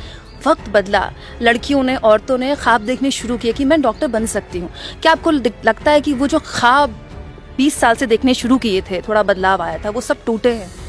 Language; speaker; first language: Hindi; native; Hindi